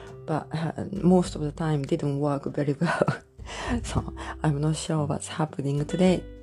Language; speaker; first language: English; non-native, fluent; Japanese